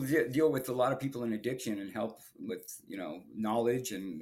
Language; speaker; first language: English; native; English